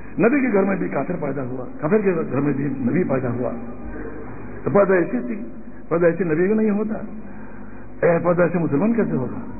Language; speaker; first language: Urdu; non-native, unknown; Bangla